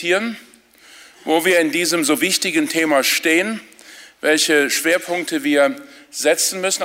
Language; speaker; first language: German; native; German